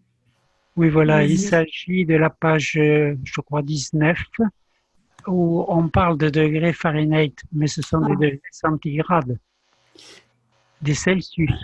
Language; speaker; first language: French; native; French